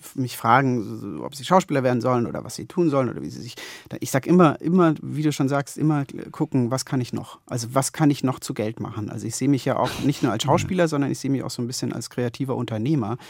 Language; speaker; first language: German; native; German